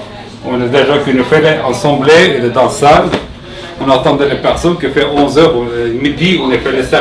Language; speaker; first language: French; non-native, learner; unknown